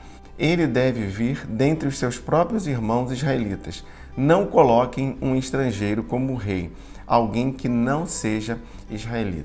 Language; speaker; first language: Portuguese; native; Portuguese